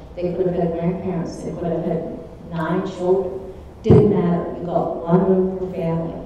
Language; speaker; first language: English; early bilingual, other home language; Czech